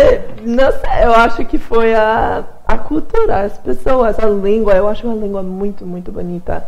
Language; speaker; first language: Portuguese; non-native, fluent; English